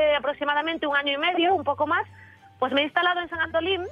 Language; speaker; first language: Spanish; native; Spanish